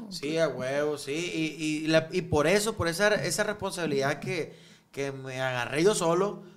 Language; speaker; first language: Spanish; native; Spanish